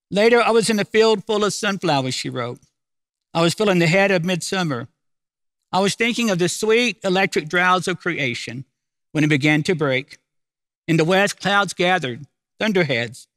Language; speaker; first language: English; native; English